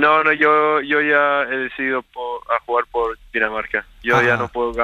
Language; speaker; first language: Spanish; early bilingual, other home language; Swedish